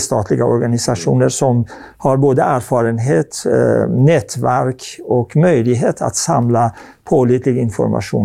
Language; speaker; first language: Swedish; non-native, fluent; Persian